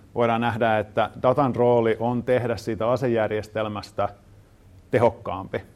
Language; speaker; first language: Finnish; native; Finnish